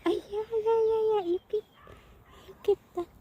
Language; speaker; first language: English; non-native, learner; Filipino